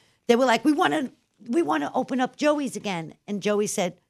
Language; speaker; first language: English; early bilingual, other home language; Italian